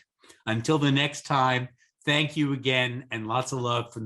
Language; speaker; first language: English; native; English